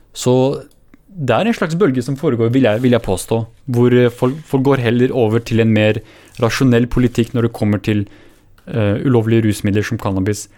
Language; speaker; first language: Norwegian; early bilingual, other home language; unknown